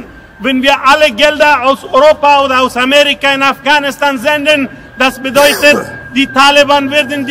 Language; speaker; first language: German; non-native, fluent; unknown